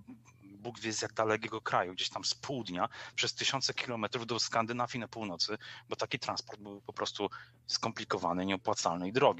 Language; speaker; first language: Polish; native; Polish